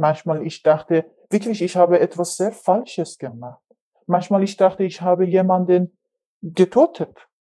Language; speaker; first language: German; non-native, learner; Persian